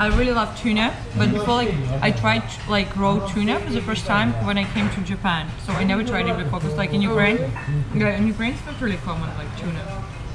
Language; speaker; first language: English; non-native, fluent; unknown